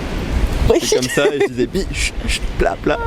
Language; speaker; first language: French; native; French